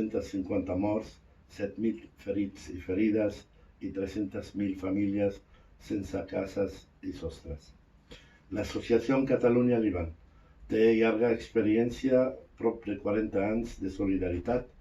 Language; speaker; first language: Catalan; non-native, fluent; Arabic